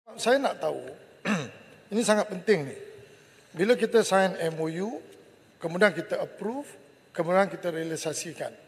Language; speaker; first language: Malay; native; Malay